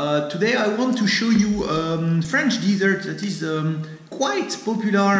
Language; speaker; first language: English; non-native, fluent; French